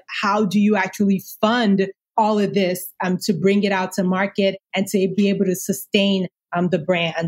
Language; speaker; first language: English; non-native, local second language; Yoruba